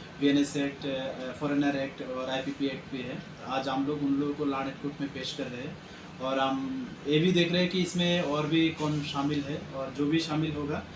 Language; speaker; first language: Hindi; non-native, local second language; Bangla